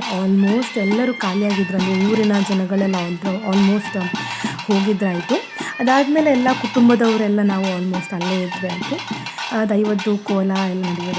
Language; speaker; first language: Kannada; non-native, local second language; Tulu